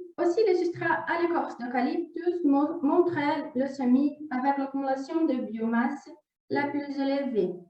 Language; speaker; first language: French; non-native, fluent; Portuguese